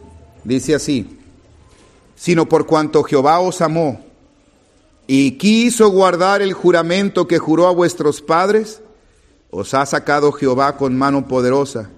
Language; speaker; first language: Spanish; native; Spanish